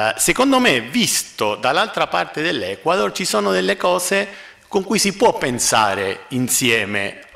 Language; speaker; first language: Italian; non-native, fluent; Spanish